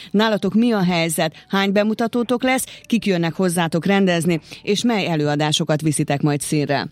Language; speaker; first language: Hungarian; native; Hungarian